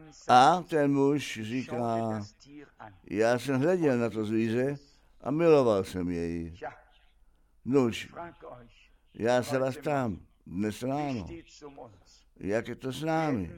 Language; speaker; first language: Czech; non-native, fluent; German